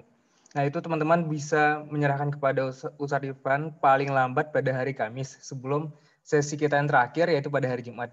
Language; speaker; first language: Indonesian; native; Indonesian